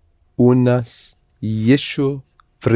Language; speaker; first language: Russian; non-native, learner; English